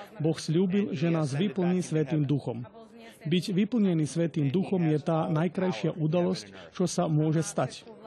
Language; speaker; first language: Slovak; non-native, fluent; English